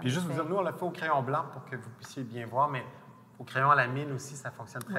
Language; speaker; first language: French; native; French